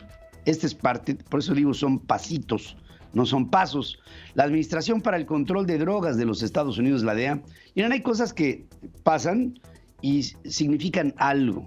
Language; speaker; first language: Spanish; native; Spanish